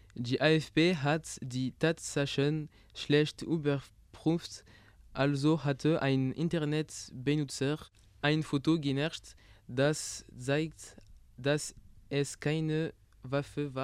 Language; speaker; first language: German; non-native, learner; French